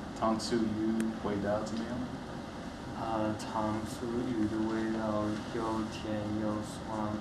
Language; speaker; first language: Chinese; non-native, learner; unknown